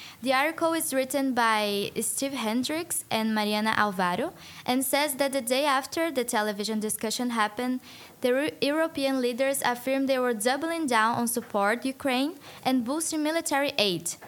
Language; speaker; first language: English; non-native, fluent; Portuguese